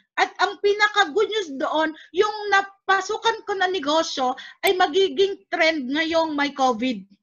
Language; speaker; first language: Filipino; native; Filipino